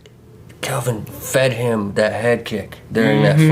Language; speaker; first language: English; native; English